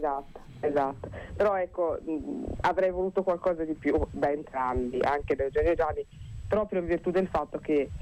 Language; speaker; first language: Italian; native; Italian